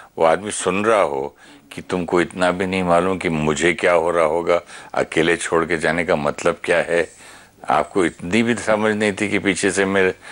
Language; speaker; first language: Hindi; native; Hindi